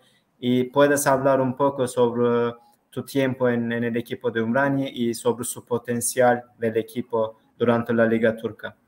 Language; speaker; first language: Spanish; non-native, learner; Turkish